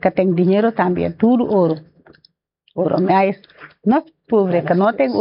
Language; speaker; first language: Portuguese; non-native, learner; Wolof